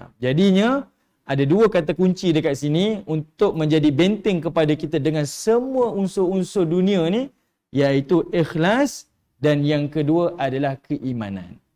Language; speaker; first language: Malay; native; Malay